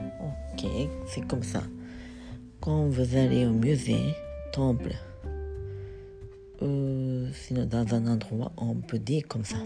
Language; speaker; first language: French; non-native, fluent; Japanese